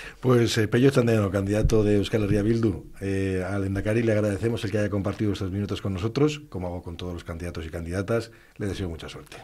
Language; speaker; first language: Spanish; native; Spanish